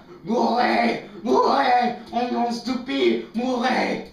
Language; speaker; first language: French; non-native, learner; English